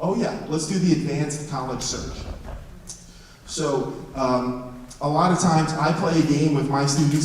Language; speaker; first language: English; native; English